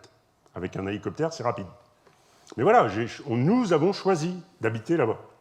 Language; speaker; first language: French; native; French